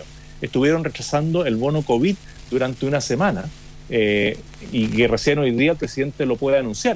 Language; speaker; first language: Spanish; native; Spanish